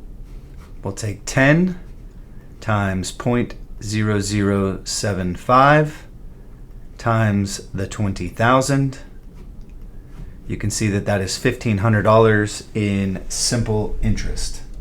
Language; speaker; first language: English; native; English